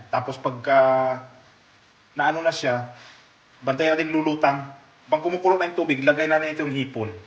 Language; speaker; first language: Filipino; native; Filipino